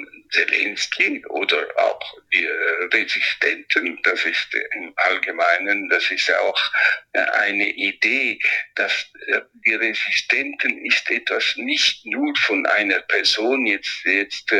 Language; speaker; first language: German; non-native, local second language; Italian